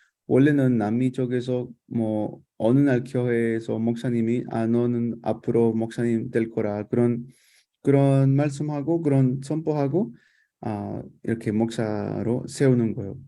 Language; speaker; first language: Korean; non-native, fluent; Spanish